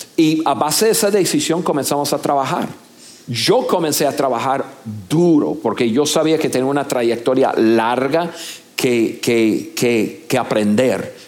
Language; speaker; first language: Spanish; non-native, fluent; English